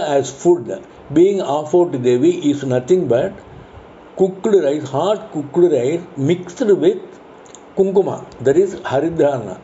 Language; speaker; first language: English; non-native, local second language; Tamil